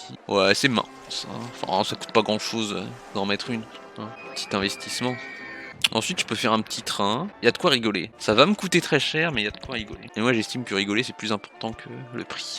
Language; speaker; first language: French; native; French